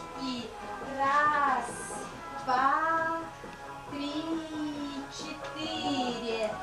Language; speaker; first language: Russian; non-native, local second language; Yakut